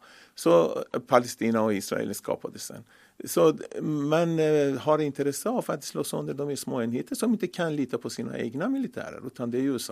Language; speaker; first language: Swedish; non-native, fluent; Persian